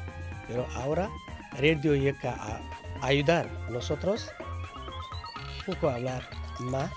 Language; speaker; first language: Spanish; non-native, learner; Nepali